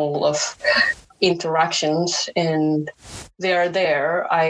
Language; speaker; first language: English; non-native, fluent; Indonesian